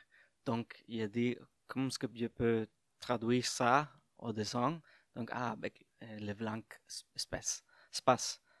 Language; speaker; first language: French; non-native, learner; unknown